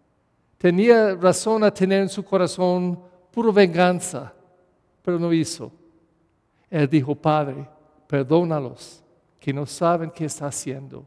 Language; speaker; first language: Spanish; non-native, fluent; English